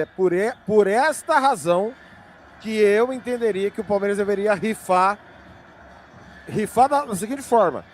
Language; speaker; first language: Portuguese; native; Portuguese